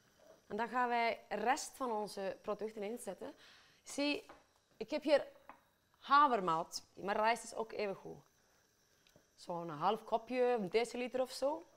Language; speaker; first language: Dutch; non-native, fluent; Icelandic